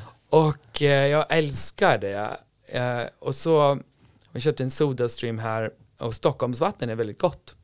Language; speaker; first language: Swedish; non-native, fluent; Icelandic